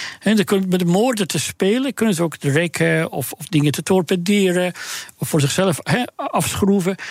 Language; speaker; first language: Dutch; non-native, fluent; Persian